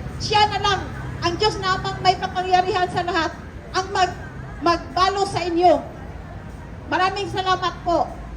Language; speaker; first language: Filipino; non-native, local second language; Cebuano